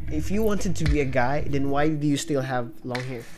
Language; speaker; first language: English; non-native, local second language; Filipino